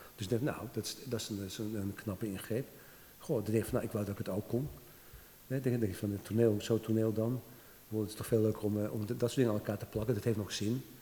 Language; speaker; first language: Dutch; native; Dutch